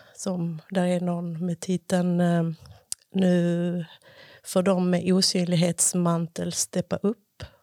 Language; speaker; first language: Swedish; early bilingual, other home language; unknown